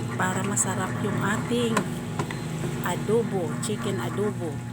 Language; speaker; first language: Filipino; non-native, local second language; Hiligaynon